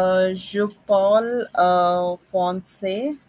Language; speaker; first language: French; non-native, learner; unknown